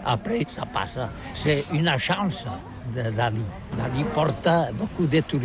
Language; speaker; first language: French; non-native, learner; Catalan